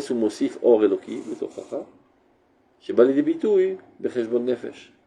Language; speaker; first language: Hebrew; non-native, fluent; French